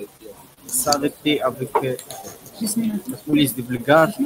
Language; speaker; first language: French; non-native, learner; Arabic